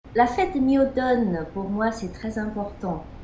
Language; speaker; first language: French; non-native, fluent; Chinese